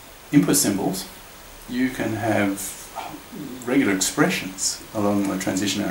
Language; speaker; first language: English; native; English